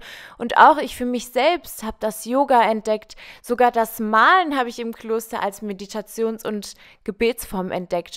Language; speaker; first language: German; native; German